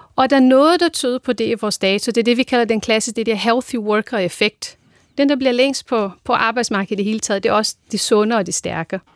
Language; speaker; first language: Danish; non-native, fluent; Portuguese